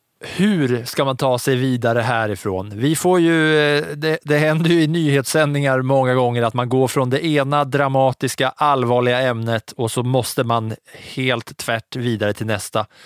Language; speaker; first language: Swedish; native; Swedish